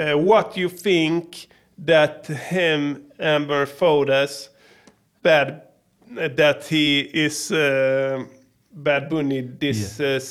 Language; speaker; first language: English; non-native, fluent; Swedish